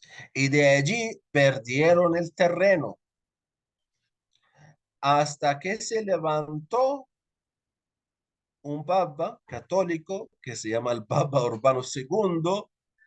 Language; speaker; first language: Spanish; non-native, fluent; Arabic